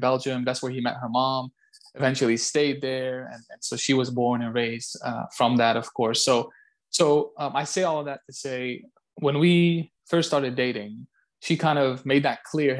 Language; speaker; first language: English; non-native, fluent; Turkish